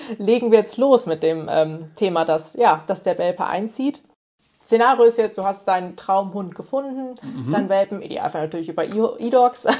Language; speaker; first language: German; native; German